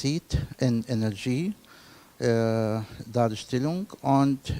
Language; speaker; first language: German; non-native, fluent; Arabic